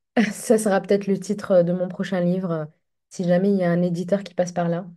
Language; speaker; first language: French; non-native, local second language; Arabic